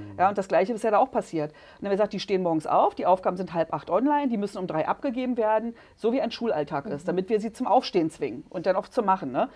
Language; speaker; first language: German; native; German